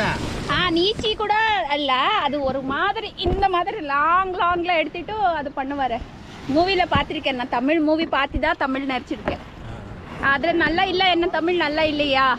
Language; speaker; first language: Tamil; non-native, learner; Kannada